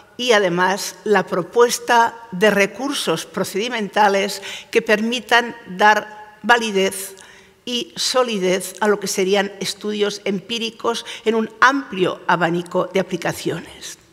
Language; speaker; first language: Spanish; native; Spanish